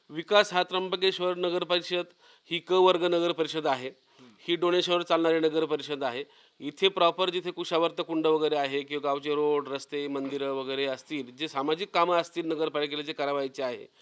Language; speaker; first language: Marathi; native; Marathi